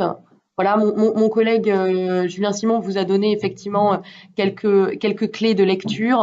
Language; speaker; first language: French; native; French